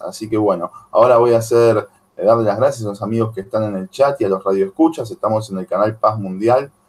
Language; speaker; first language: Spanish; native; Spanish